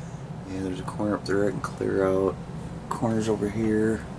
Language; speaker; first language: English; native; English